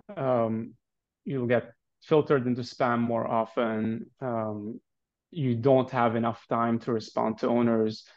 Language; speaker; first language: English; non-native, fluent; Arabic